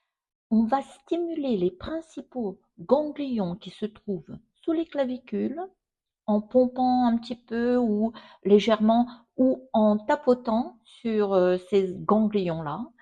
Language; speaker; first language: French; non-native, fluent; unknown